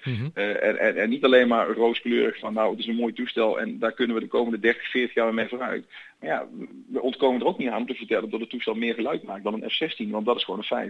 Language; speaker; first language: Dutch; native; Dutch